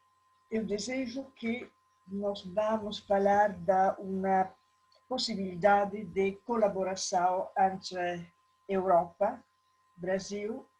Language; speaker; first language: Portuguese; non-native, learner; Italian